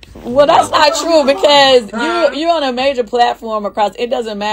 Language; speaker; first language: English; native; English